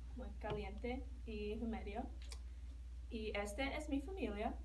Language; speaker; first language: Spanish; non-native, learner; English